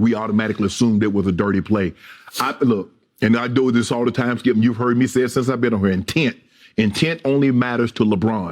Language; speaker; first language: English; native; English